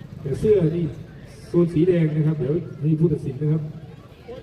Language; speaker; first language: Thai; native; Thai